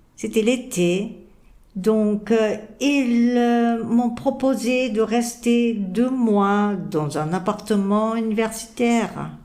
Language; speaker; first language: French; non-native, fluent; Japanese